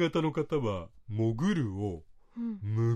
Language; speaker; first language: Japanese; native; Japanese